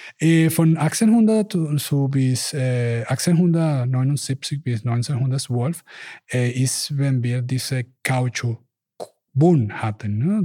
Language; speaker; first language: German; non-native, learner; Spanish